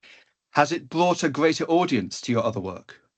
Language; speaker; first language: English; native; English